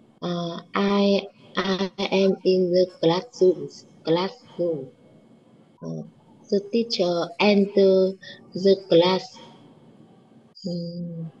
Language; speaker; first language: English; non-native, learner; Vietnamese